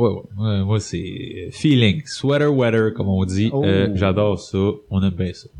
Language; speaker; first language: French; native; French